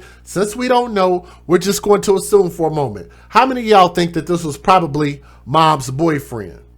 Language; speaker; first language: English; native; English